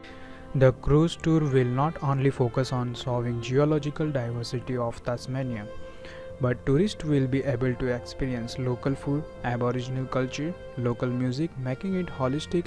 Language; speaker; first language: English; non-native, fluent; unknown